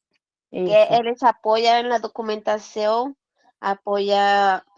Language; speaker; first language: Portuguese; non-native, learner; Spanish